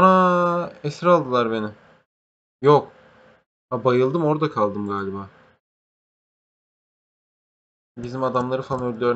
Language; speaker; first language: Turkish; native; Turkish